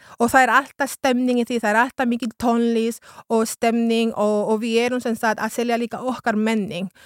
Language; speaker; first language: Icelandic; non-native, fluent; Spanish